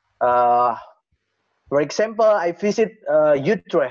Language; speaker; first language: English; non-native, learner; Indonesian